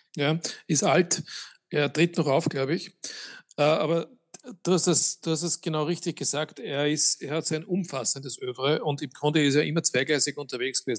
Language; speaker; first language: German; native; German